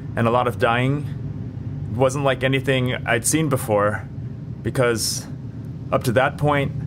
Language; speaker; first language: English; native; English